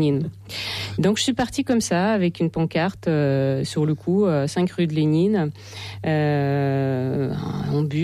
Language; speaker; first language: French; non-native, fluent; Russian